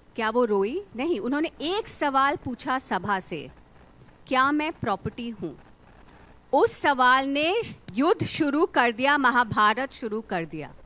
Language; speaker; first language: Hindi; native; Hindi